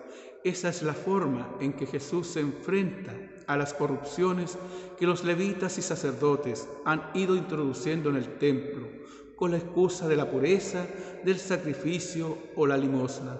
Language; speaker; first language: Spanish; native; Spanish